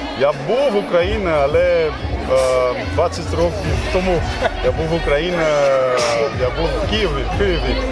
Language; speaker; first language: Ukrainian; non-native, learner; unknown